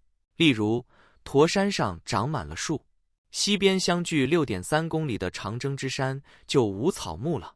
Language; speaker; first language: Chinese; native; Chinese